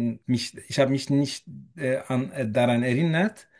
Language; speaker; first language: German; non-native, fluent; Turkish